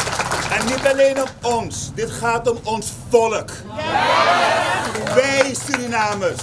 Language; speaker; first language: Dutch; native; Dutch